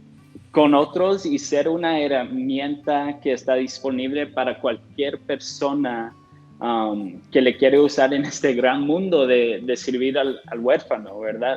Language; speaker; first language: Spanish; non-native, fluent; English